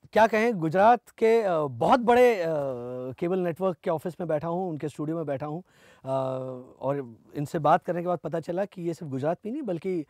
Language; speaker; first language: Hindi; non-native, local second language; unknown